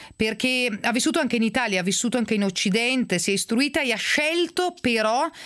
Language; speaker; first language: Italian; native; Italian